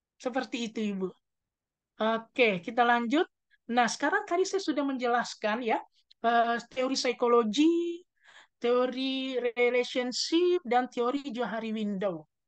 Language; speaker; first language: Indonesian; native; Indonesian